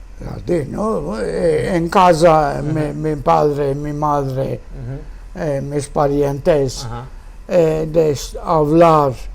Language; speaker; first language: Spanish; early bilingual, heritage; Ladino